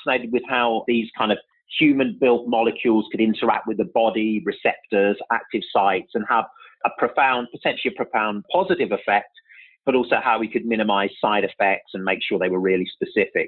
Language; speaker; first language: English; native; English